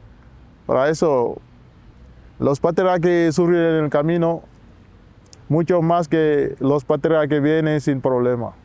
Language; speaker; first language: Spanish; non-native, learner; Wolof